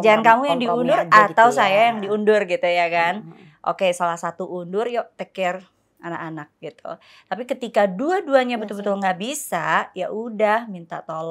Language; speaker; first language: Indonesian; native; Indonesian